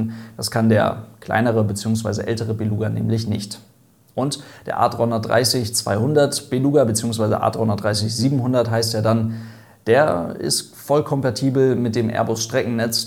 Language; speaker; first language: German; native; German